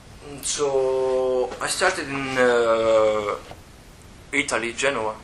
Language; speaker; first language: English; non-native, learner; Italian